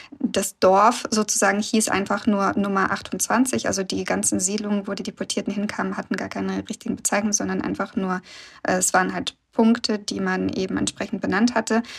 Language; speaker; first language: German; early bilingual, other home language; Russian